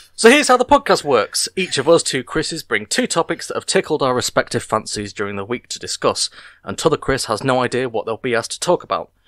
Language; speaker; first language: English; native; English